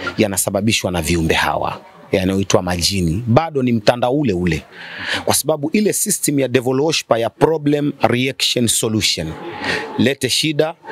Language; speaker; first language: Swahili; native; Swahili